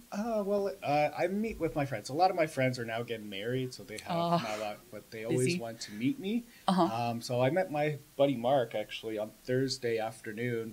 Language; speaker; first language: English; native; English